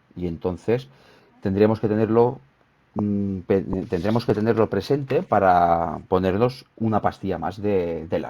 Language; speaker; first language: Spanish; native; Spanish